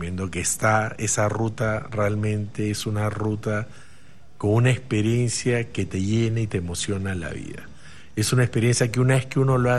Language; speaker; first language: Spanish; native; Spanish